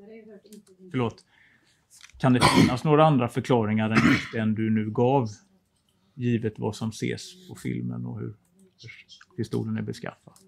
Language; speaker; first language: Swedish; native; Swedish